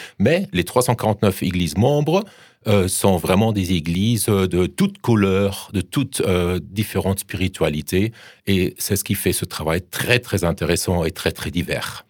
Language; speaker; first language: French; non-native, fluent; German